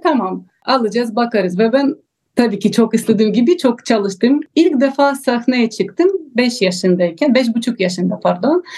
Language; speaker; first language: Turkish; non-native, learner; Russian